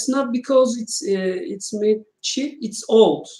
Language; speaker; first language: English; non-native, learner; Turkish